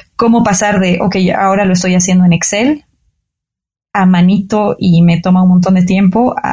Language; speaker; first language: Spanish; native; Spanish